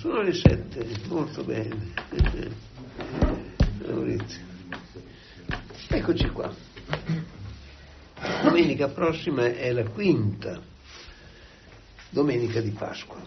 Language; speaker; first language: Italian; native; Italian